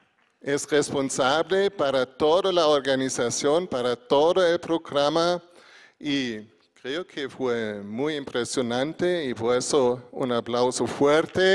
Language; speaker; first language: Spanish; non-native, fluent; German